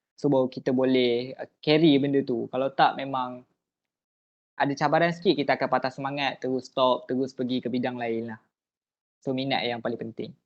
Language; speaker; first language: Malay; native; Malay